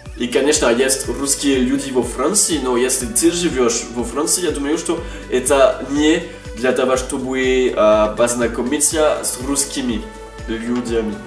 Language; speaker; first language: Russian; non-native, learner; French